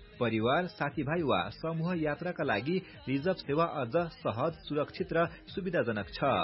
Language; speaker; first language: Nepali; native; Nepali